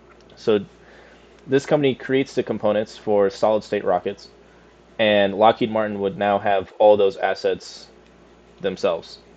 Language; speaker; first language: English; native; English